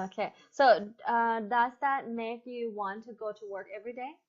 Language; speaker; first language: English; non-native, fluent; Thai